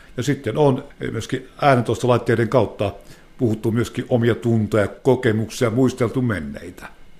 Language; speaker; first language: Finnish; native; Finnish